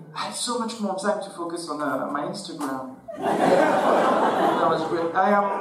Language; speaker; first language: English; non-native, fluent; Arabic